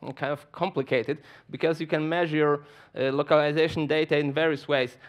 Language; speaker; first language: English; non-native, fluent; Polish